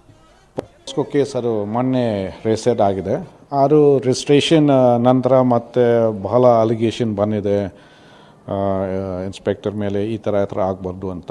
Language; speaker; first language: Kannada; non-native, fluent; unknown